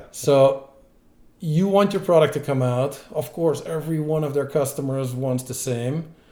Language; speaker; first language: English; non-native, fluent; Dutch